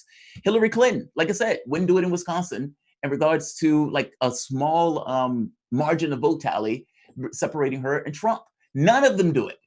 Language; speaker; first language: English; native; English